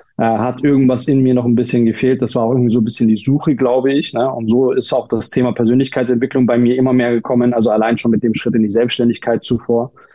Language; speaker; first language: German; early bilingual, other home language; Turkish